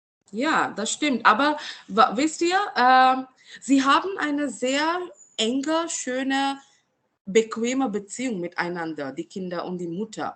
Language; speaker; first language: German; non-native, fluent; Marathi